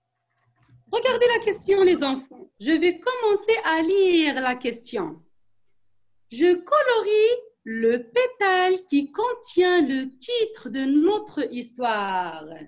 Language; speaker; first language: French; non-native, local second language; Arabic